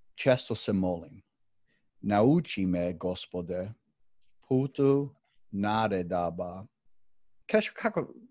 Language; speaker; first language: Croatian; early bilingual, heritage; Croatian